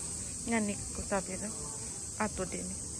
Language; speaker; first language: Japanese; non-native, learner; Filipino